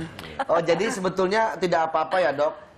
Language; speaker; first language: Indonesian; native; Indonesian